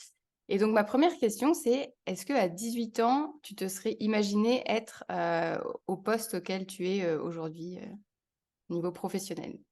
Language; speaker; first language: French; native; French